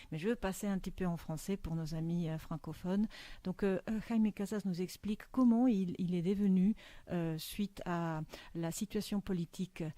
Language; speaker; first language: French; non-native, fluent; Spanish